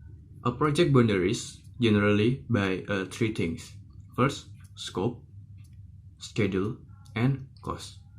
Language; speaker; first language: English; non-native, learner; Indonesian